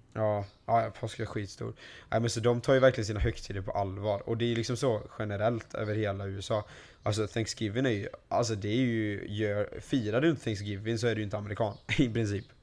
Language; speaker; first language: Swedish; native; Swedish